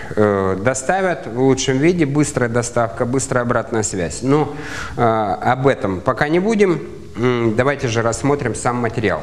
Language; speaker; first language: Russian; native; Russian